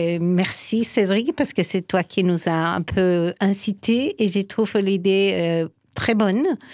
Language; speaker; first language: French; non-native, fluent; Spanish